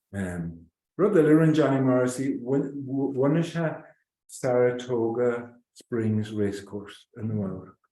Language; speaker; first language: Irish; native; Irish